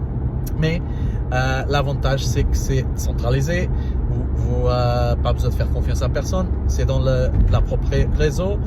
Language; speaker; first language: French; non-native, learner; Portuguese